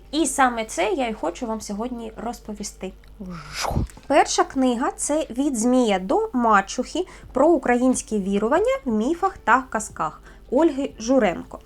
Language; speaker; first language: Ukrainian; native; Ukrainian